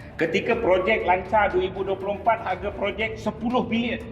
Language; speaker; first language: Malay; native; Malay